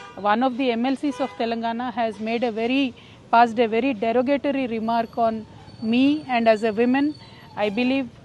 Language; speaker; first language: English; non-native, local second language; Telugu